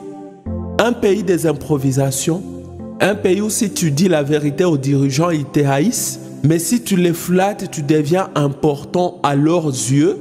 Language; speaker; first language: French; non-native, local second language; Swahili